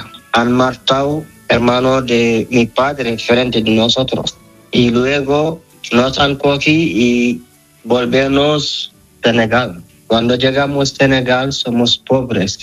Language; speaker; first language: Spanish; non-native, learner; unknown